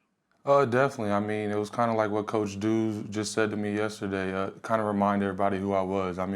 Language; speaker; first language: English; native; English